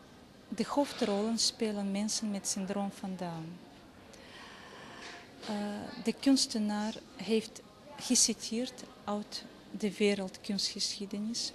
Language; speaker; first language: Dutch; non-native, fluent; Russian